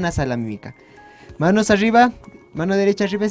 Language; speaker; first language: Spanish; native; Spanish